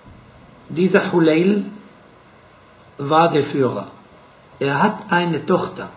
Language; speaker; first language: German; non-native, fluent; Arabic